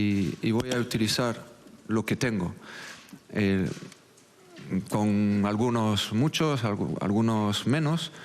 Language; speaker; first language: Spanish; non-native, local second language; French